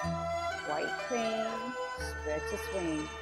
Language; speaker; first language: English; native; English